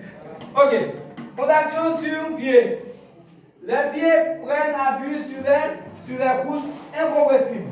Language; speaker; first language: French; non-native, local second language; Haitian Creole